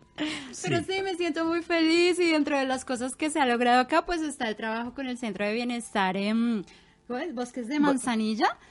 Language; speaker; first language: Spanish; native; Spanish